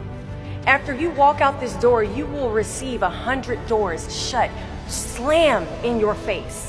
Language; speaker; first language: English; native; English